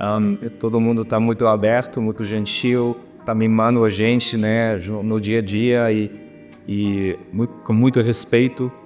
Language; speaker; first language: Portuguese; non-native, fluent; German